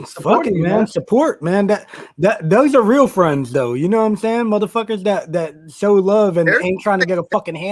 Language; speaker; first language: English; native; English